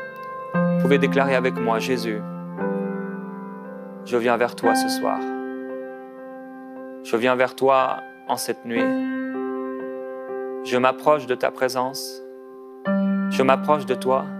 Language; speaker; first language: French; non-native, local second language; Haitian Creole